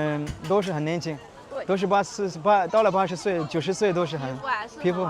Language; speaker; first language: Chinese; non-native, learner; Amharic